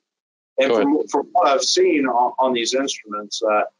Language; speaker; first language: English; native; English